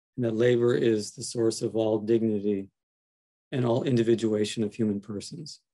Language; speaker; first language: English; native; English